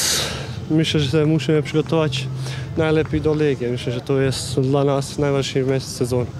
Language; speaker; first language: Polish; non-native, fluent; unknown